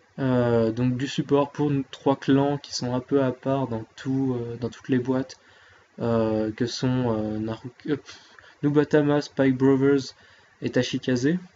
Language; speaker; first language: French; native; French